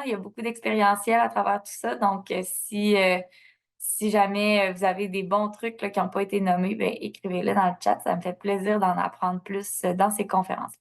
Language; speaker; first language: French; native; French